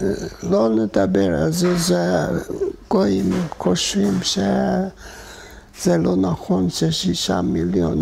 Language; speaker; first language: Hebrew; non-native, fluent; Hungarian